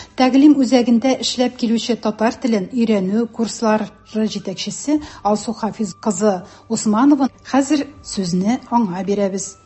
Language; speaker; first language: Tatar; native; Tatar